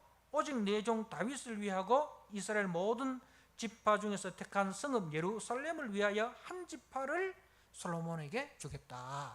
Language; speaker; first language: Korean; native; Korean